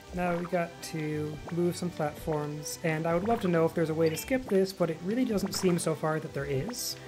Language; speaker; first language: English; native; English